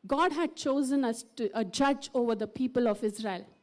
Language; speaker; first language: English; non-native, local second language; Kannada